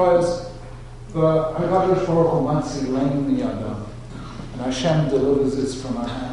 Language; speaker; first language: English; native; English